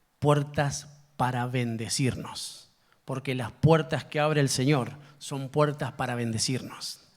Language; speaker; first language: Spanish; native; Spanish